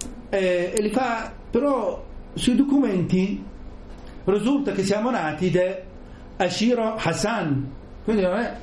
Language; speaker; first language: Italian; non-native, fluent; Arabic